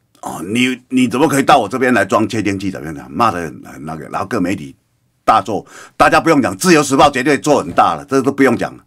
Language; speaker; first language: Chinese; native; Chinese